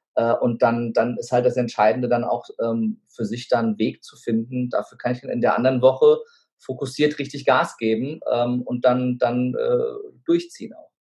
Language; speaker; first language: German; native; German